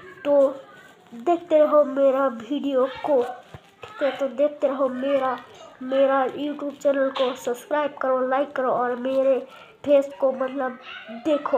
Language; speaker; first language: Hindi; non-native, local second language; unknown